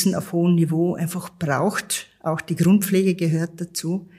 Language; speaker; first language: German; native; German